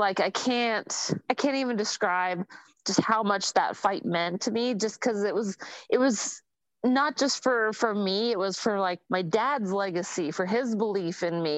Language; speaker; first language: English; native; English